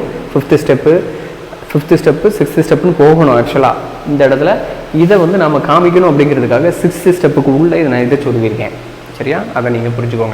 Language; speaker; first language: Tamil; native; Tamil